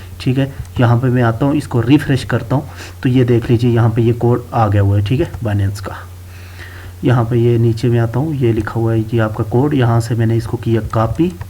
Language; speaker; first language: Urdu; non-native, local second language; Punjabi